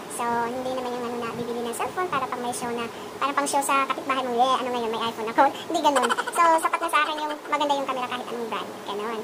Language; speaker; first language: Filipino; non-native, local second language; Cebuano